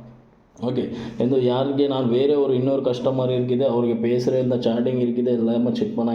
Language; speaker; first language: Tamil; non-native, learner; Kannada